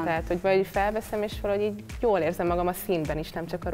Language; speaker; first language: Hungarian; native; Hungarian